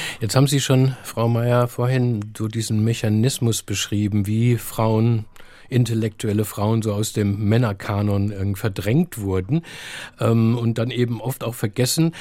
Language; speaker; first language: German; native; German